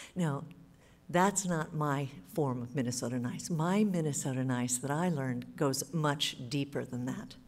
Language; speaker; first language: English; native; English